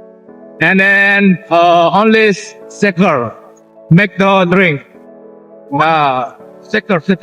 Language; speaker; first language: English; non-native, learner; Indonesian